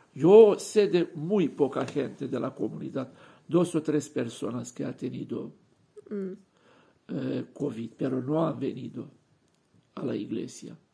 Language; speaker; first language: Spanish; non-native, fluent; Romanian